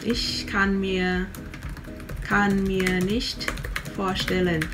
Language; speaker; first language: German; non-native, fluent; Vietnamese